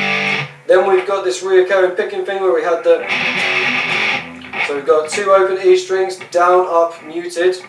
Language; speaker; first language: English; native; English